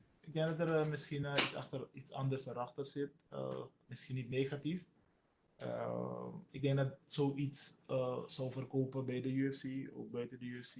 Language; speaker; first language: Dutch; non-native, local second language; Sranan Tongo